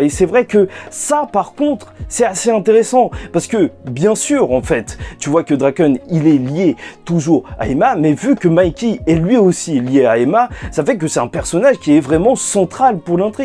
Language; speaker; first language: French; native; French